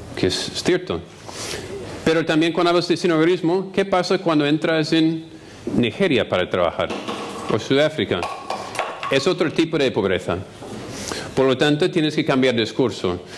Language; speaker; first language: Spanish; non-native, fluent; English